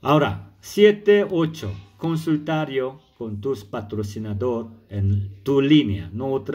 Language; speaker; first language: Spanish; non-native, learner; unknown